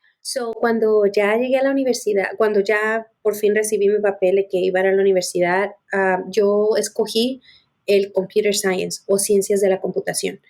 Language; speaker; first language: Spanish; native; Spanish